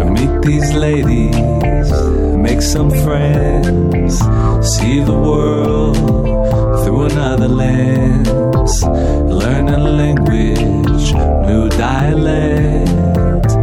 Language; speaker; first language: Spanish; non-native, fluent; English